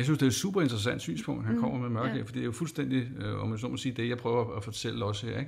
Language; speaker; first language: Danish; native; Danish